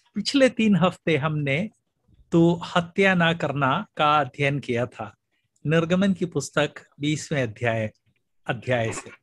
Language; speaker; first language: Hindi; non-native, local second language; Malayalam